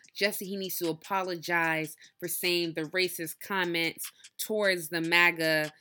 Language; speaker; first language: English; early bilingual, other home language; Yoruba